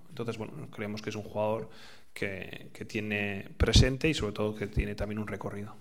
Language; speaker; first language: Spanish; native; Spanish